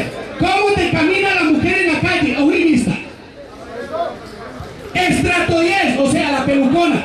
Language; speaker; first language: Spanish; native; Spanish